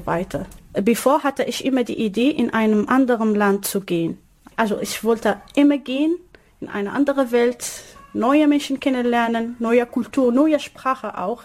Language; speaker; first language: German; non-native, learner; Arabic